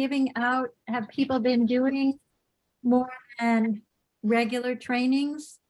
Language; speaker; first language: English; native; English